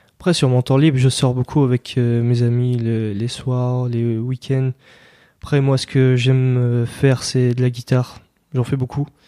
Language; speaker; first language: French; early bilingual, other home language; Kurdish